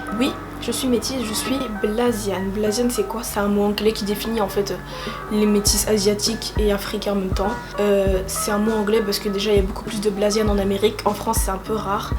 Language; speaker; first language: French; native; French